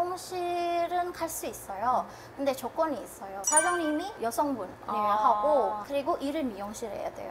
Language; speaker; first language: Korean; non-native, fluent; Indonesian